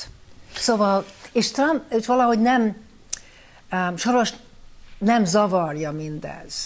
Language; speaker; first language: Hungarian; early bilingual, heritage; Hungarian